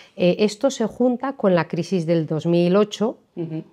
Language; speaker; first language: Spanish; native; Spanish